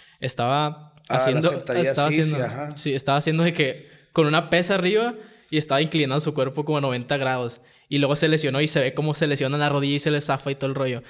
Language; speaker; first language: Spanish; native; Spanish